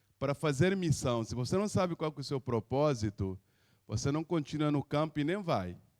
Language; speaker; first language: Portuguese; non-native, local second language; Upper Guinea Crioulo